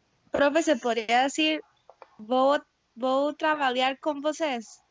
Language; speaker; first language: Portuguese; non-native, learner; Spanish